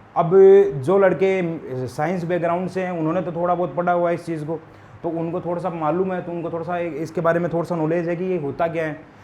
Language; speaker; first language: Hindi; native; Hindi